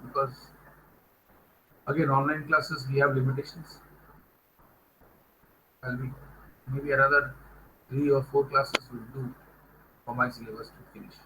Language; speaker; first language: English; non-native, local second language; Bangla